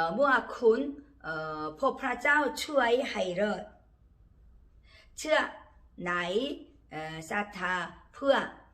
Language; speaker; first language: Thai; non-native, learner; Korean